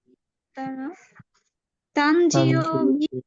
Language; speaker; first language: Japanese; non-native, learner; Bangla